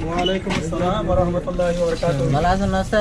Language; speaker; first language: Turkish; non-native, learner; Rohingya